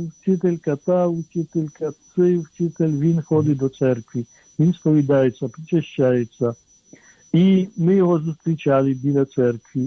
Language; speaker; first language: Ukrainian; non-native, fluent; Polish